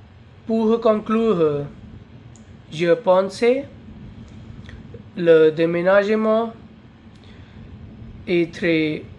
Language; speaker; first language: French; non-native, learner; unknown